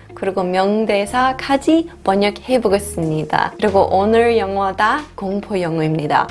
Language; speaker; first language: Korean; non-native, fluent; English